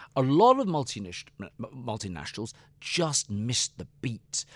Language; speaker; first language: English; native; English